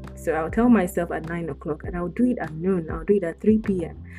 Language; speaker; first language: English; non-native, local second language; Yoruba